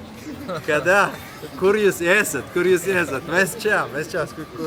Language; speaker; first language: Lithuanian; non-native, learner; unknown